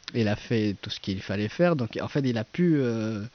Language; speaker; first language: French; non-native, fluent; Persian